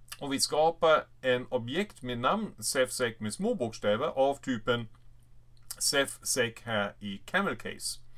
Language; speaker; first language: Swedish; non-native, fluent; German